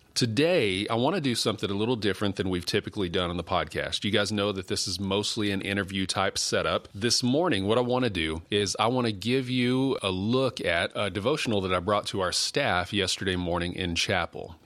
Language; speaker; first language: English; native; English